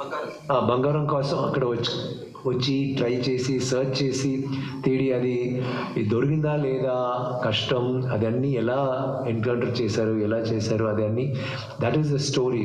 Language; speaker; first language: Telugu; non-native, learner; Tamil